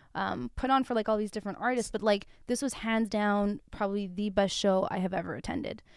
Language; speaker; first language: English; early bilingual, other home language; Tigrinya